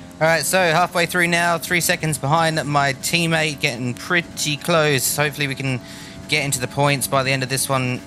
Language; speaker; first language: English; native; English